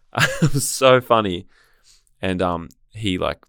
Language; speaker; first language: English; native; English